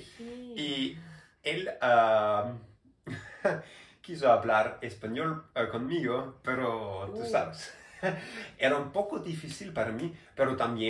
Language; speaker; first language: Spanish; non-native, learner; German